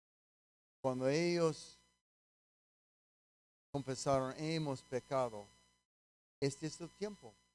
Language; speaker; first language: Spanish; non-native, fluent; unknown